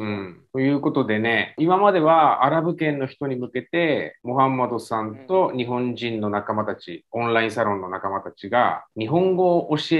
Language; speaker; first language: Japanese; native; Japanese